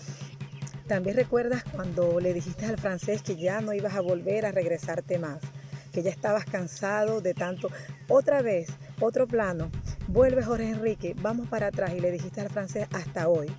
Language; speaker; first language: Spanish; non-native, local second language; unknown